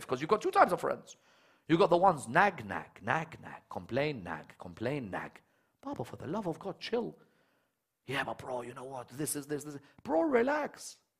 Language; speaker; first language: English; native; English